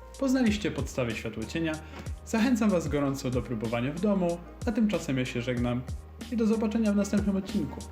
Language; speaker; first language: Polish; native; Polish